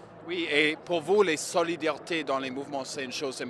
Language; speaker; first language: French; non-native, learner; English